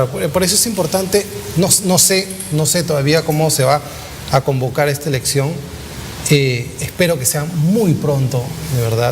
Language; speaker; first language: Spanish; native; Spanish